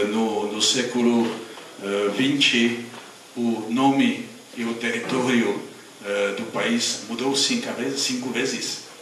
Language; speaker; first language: Portuguese; non-native, fluent; Czech